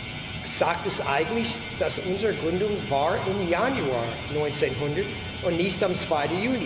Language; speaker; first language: German; non-native, fluent; English